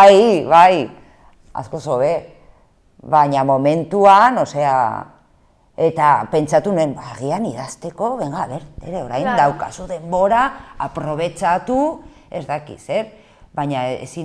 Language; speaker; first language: Basque; non-native, local second language; Spanish